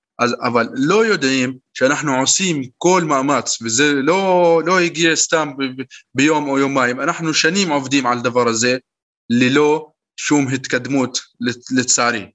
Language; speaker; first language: Hebrew; non-native, local second language; Arabic